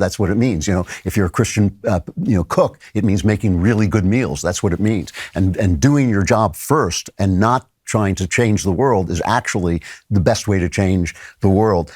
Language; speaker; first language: English; native; English